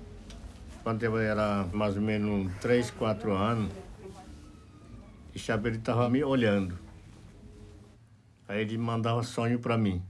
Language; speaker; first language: Portuguese; non-native, local second language; Yanomámi